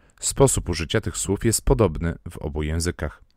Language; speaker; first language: Polish; native; Polish